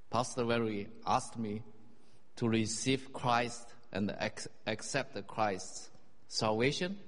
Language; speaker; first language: English; non-native, fluent; Chinese